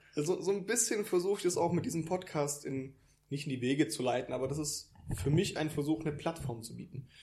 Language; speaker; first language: German; early bilingual, other home language; Italian